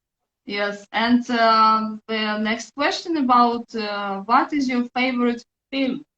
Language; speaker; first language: English; non-native, learner; Russian